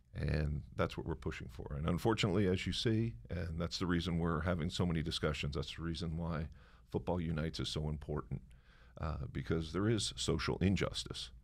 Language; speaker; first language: English; native; English